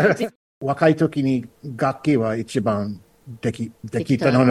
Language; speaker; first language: Japanese; non-native, learner; English